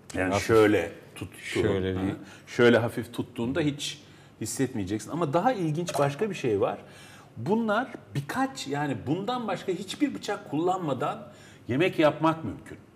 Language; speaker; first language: Turkish; native; Turkish